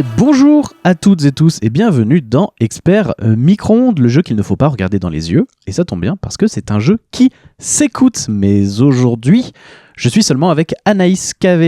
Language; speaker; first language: French; native; French